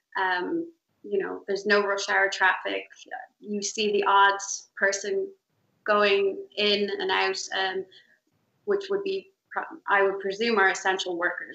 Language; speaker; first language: English; native; English